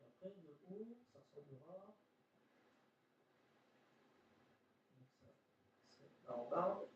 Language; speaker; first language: French; native; French